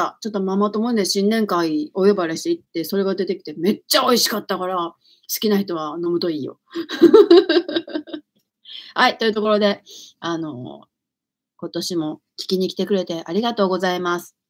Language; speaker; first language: Japanese; native; Japanese